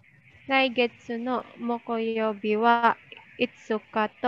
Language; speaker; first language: Japanese; non-native, learner; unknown